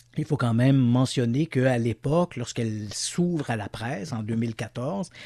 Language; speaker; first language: French; native; French